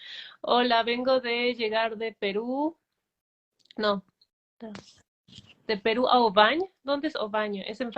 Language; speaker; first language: Spanish; native; Spanish